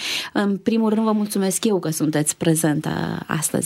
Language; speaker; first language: Romanian; native; Romanian